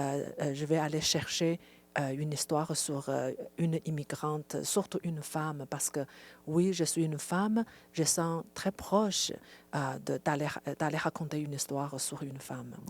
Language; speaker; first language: French; non-native, fluent; Chinese